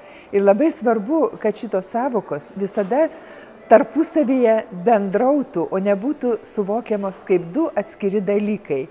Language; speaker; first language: Lithuanian; native; Lithuanian